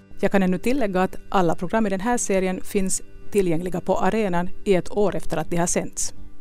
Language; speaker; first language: Swedish; native; Swedish